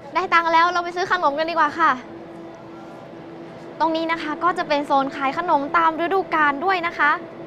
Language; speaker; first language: Thai; native; Thai